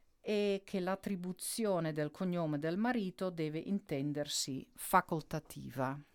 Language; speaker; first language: Italian; non-native, fluent; Dutch